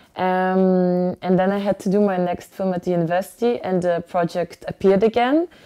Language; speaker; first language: English; early bilingual, other home language; Ukrainian